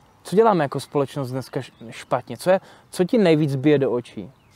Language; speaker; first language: Czech; native; Czech